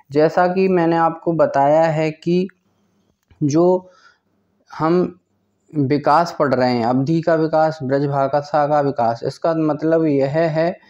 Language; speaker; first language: Hindi; native; Hindi